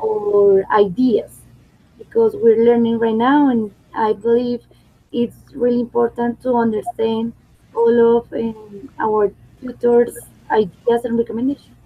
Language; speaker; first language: English; non-native, fluent; Spanish